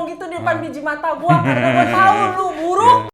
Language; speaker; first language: Indonesian; native; Indonesian